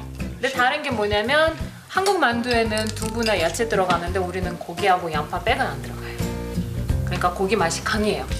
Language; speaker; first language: Korean; non-native, fluent; Russian